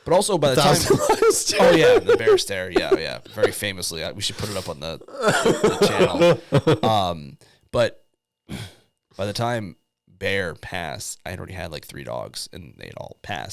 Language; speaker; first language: English; native; English